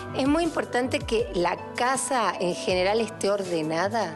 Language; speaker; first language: Spanish; native; Spanish